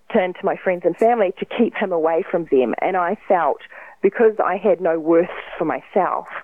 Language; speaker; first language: English; native; English